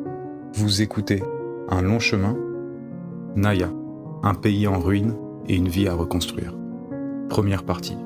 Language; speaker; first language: French; native; French